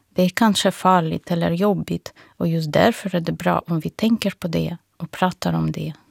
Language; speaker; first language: Swedish; non-native, fluent; Russian